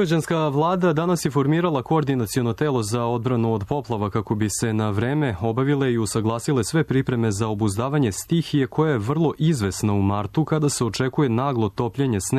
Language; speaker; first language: Croatian; native; Croatian